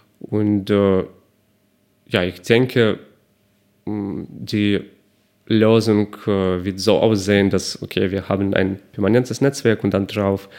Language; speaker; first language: German; non-native, fluent; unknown